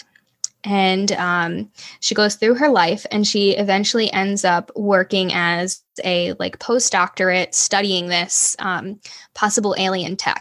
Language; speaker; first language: English; native; English